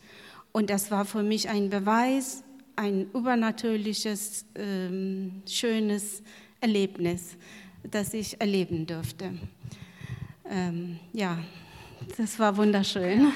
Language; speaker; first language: German; non-native, fluent; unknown